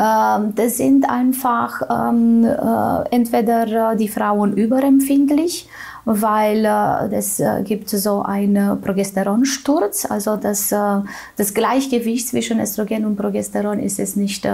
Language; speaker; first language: German; non-native, fluent; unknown